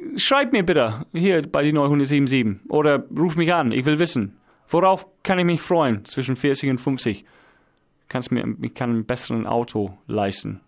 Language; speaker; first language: German; non-native, fluent; English